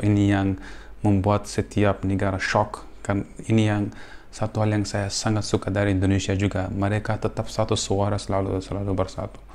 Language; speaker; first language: Indonesian; non-native, fluent; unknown